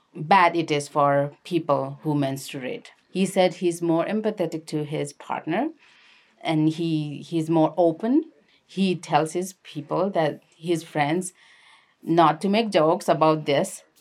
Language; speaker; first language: English; non-native, local second language; Nepali